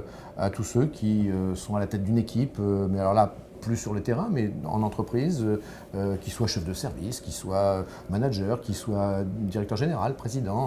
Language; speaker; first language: French; native; French